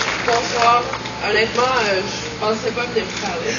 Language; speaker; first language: French; native; French